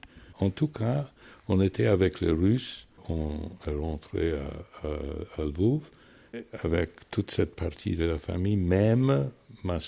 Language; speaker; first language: French; non-native, fluent; English